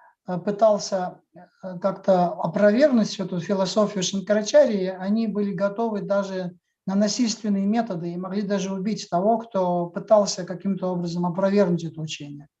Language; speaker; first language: Russian; native; Russian